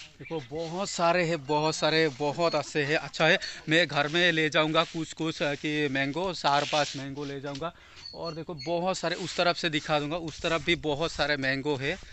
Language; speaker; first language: Hindi; non-native, local second language; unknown